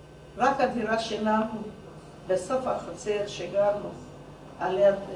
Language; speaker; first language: Hebrew; non-native, fluent; Hungarian